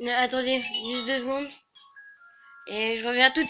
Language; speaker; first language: French; native; French